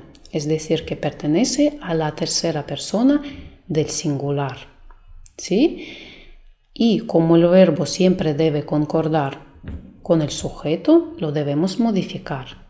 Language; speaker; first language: Spanish; non-native, fluent; Russian